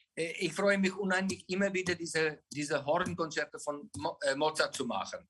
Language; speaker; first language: German; non-native, fluent; Afrikaans